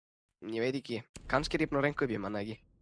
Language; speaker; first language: Icelandic; native; Icelandic